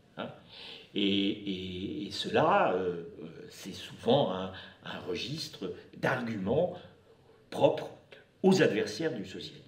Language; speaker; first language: French; native; French